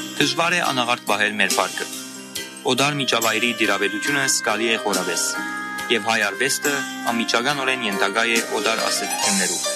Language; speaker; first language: Armenian; native; Armenian